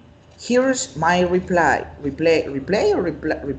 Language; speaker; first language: English; non-native, learner; Spanish